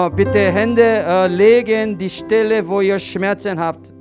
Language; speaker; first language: German; non-native, learner; Korean